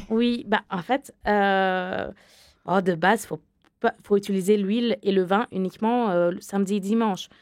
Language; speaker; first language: French; non-native, fluent; Arabic